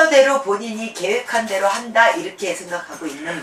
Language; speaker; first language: Korean; native; Korean